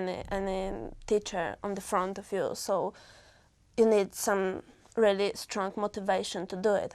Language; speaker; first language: English; non-native, learner; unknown